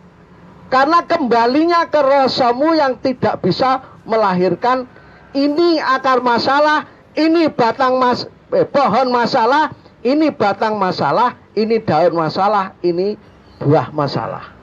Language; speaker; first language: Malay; non-native, local second language; Javanese